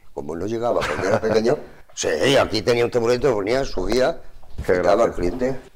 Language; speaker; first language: Spanish; native; Spanish